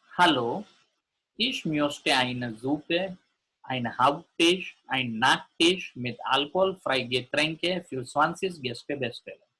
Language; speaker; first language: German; non-native, learner; Gujarati